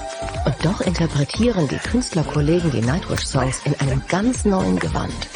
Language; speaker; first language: German; native; German